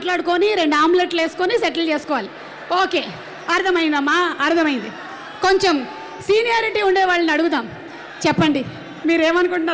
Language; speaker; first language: Telugu; native; Telugu